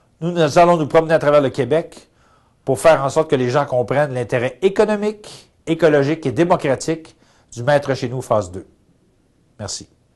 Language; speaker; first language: French; native; French